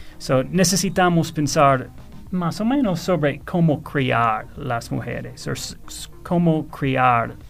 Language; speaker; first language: Spanish; non-native, fluent; English